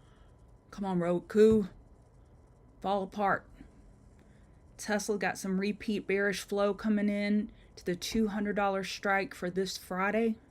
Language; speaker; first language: English; native; English